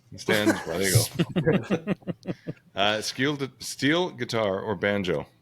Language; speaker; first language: English; native; English